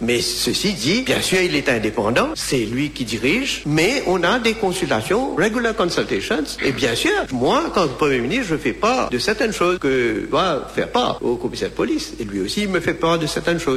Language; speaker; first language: French; non-native, local second language; Morisyen